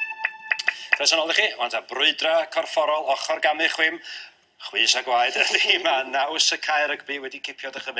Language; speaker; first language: Welsh; native; Welsh